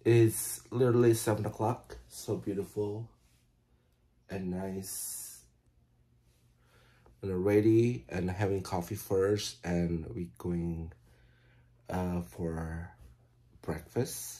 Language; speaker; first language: English; non-native, fluent; Indonesian